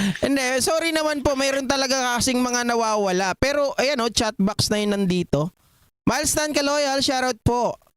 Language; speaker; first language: Filipino; non-native, local second language; Iloko